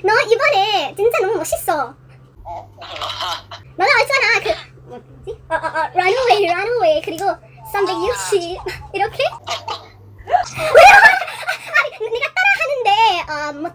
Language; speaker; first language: Korean; non-native, learner; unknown